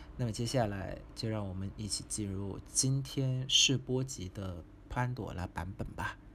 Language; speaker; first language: Chinese; non-native, fluent; Vietnamese